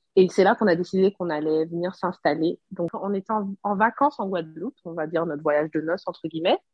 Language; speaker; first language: French; non-native, local second language; Rundi